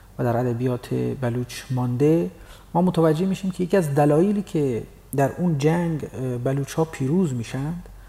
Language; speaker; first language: Persian; non-native, local second language; Baluchi